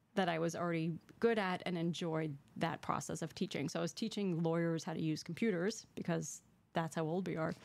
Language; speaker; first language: English; native; English